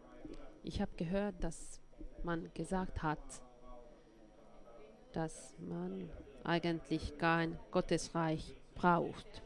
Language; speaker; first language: German; non-native, fluent; Finnish